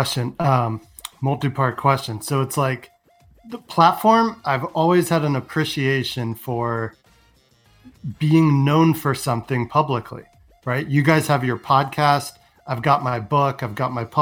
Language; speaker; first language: English; native; English